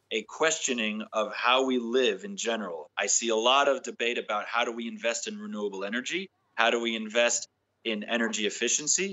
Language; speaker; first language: English; native; English